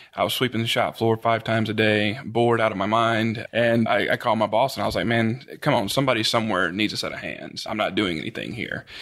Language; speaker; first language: English; native; English